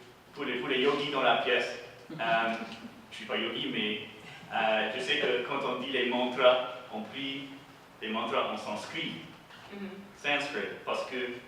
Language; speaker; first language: French; early bilingual, heritage; English